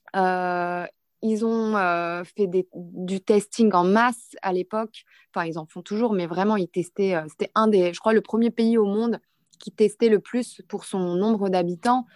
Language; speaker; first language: French; native; French